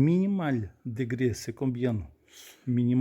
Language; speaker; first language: French; non-native, learner; Russian